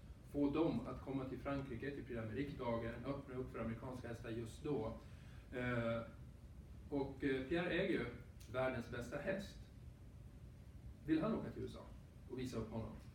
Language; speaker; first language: Swedish; native; Swedish